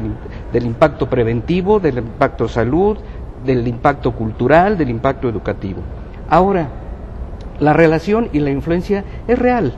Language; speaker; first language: Spanish; native; Spanish